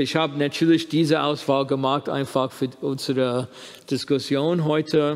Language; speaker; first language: German; non-native, fluent; English